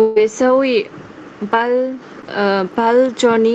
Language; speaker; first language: Korean; non-native, learner; Bangla